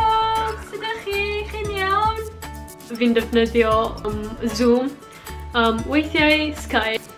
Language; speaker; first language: Welsh; non-native, learner; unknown